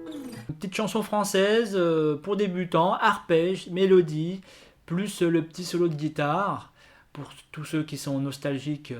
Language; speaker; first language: French; native; French